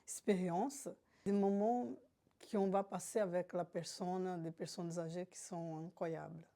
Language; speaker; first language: French; non-native, fluent; Portuguese